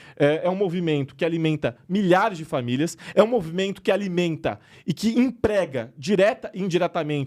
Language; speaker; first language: Portuguese; native; Portuguese